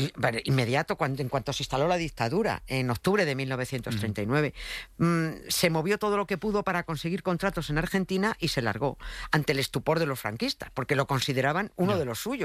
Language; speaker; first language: Spanish; native; Spanish